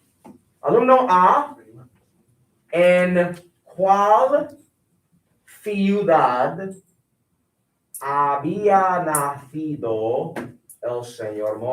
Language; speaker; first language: Spanish; non-native, fluent; English